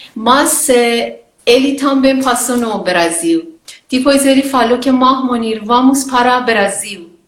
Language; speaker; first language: Portuguese; non-native, learner; Persian